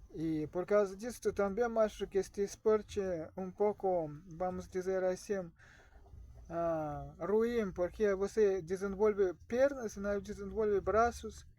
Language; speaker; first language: Portuguese; non-native, learner; Russian